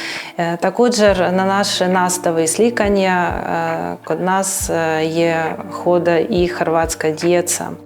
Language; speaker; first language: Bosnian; non-native, learner; Ukrainian